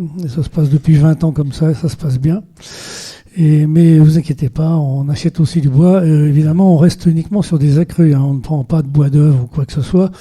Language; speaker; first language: French; native; French